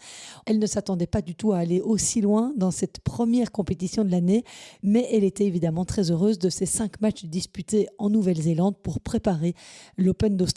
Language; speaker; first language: French; native; French